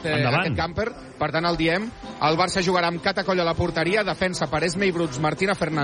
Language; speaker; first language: Catalan; native; Catalan